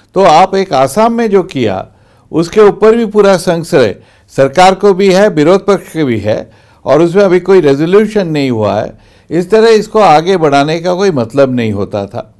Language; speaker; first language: Hindi; non-native, local second language; Bangla